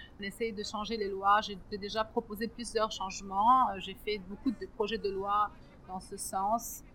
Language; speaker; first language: French; non-native, local second language; Arabic